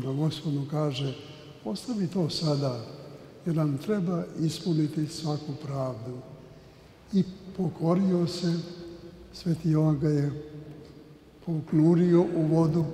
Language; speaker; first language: Serbian; native; Serbian